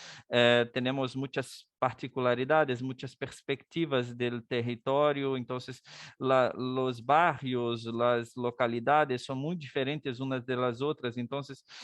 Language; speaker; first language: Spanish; non-native, learner; Portuguese